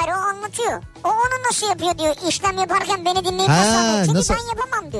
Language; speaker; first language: Turkish; native; Turkish